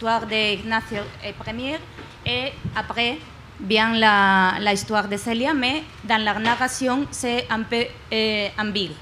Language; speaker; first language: French; non-native, learner; Spanish